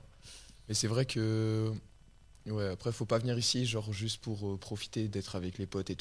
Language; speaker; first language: French; native; French